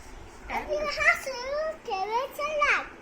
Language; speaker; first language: English; non-native, local second language; Telugu